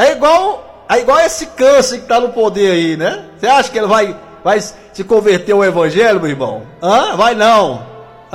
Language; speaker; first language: Portuguese; native; Portuguese